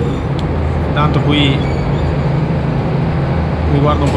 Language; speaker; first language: Italian; native; Italian